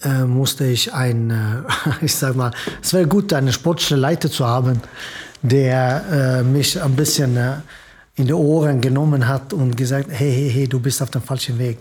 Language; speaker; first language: German; non-native, fluent; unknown